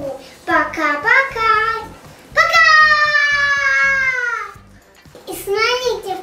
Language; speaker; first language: Russian; native; Russian